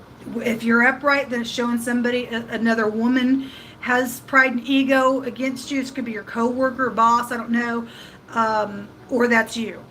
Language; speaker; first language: English; native; English